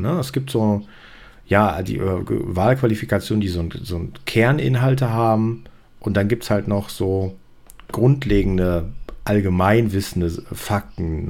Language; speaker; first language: German; native; German